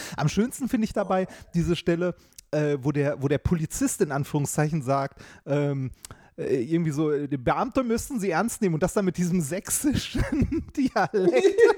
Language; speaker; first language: German; native; German